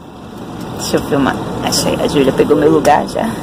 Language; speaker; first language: Portuguese; native; Portuguese